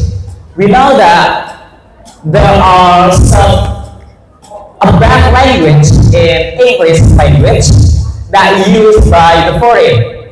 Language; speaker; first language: English; non-native, fluent; Indonesian